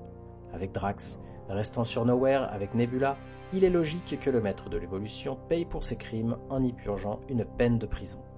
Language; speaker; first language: French; native; French